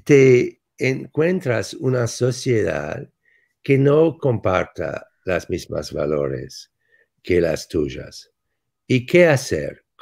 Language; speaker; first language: Spanish; non-native, fluent; English